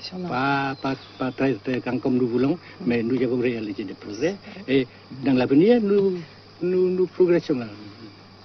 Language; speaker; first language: French; non-native, fluent; Vietnamese